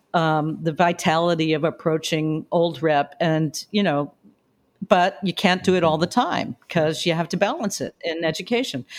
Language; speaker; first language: English; native; English